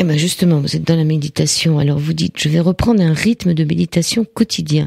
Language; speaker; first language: French; native; French